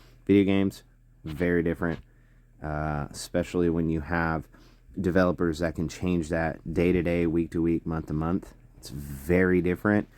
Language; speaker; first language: English; native; English